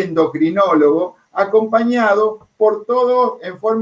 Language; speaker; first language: Spanish; native; Spanish